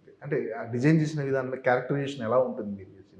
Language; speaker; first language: Telugu; native; Telugu